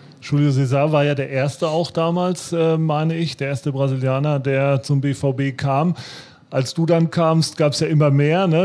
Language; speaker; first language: German; native; German